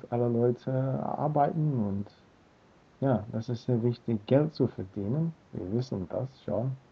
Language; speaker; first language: German; non-native, learner; English